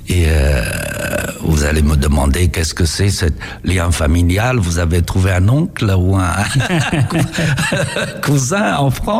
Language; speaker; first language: French; non-native, fluent; Chinese